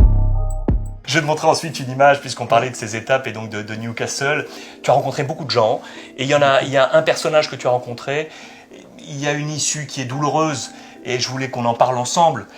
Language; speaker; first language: French; native; French